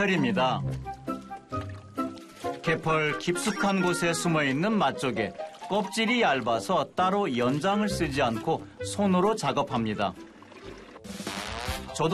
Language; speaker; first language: Korean; native; Korean